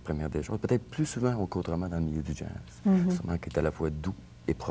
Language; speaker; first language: French; native; French